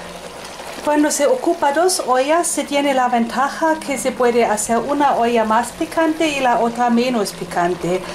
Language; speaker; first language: Spanish; non-native, fluent; German